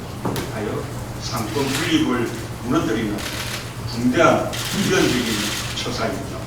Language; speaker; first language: Korean; native; Korean